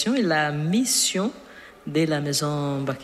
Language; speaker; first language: French; non-native, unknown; Portuguese